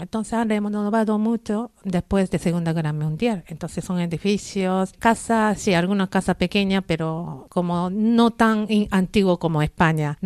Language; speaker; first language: Spanish; non-native, learner; Japanese